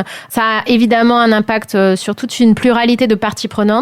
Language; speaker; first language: French; native; French